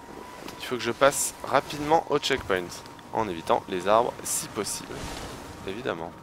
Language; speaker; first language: French; native; French